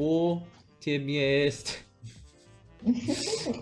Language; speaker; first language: Russian; non-native, learner; English